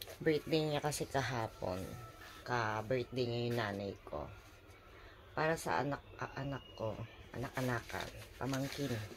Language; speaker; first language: Filipino; native; Filipino